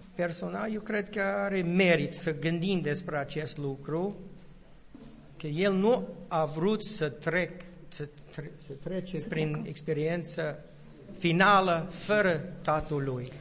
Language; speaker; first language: Romanian; non-native, learner; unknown